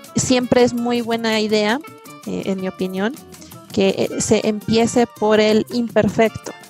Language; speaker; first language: Spanish; native; Spanish